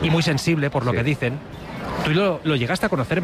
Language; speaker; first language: Spanish; native; Spanish